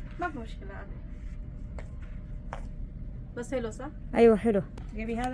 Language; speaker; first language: Arabic; non-native, learner; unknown